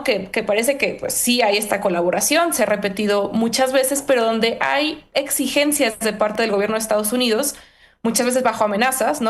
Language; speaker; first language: Spanish; native; Spanish